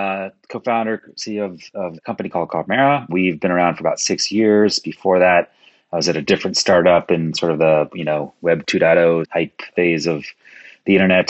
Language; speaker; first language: English; early bilingual, other home language; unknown